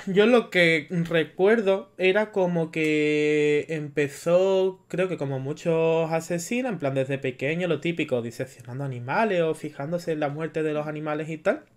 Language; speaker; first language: Spanish; native; Spanish